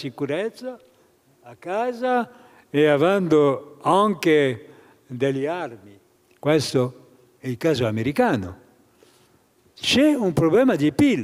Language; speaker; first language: Italian; non-native, fluent; French